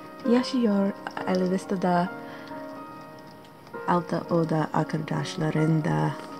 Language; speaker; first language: Turkish; non-native, learner; English